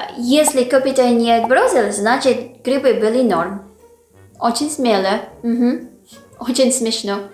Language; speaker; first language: Russian; non-native, fluent; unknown